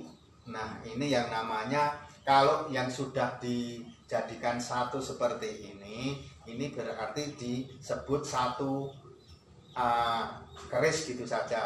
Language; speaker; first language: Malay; non-native, local second language; Javanese